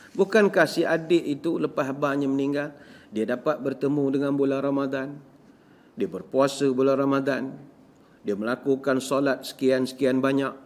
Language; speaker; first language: Malay; native; Malay